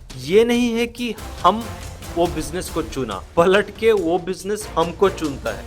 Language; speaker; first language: Hindi; non-native, local second language; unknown